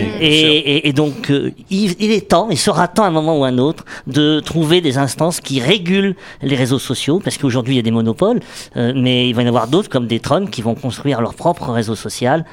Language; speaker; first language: French; native; French